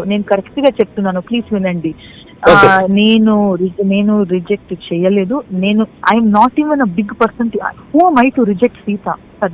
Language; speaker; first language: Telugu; non-native, local second language; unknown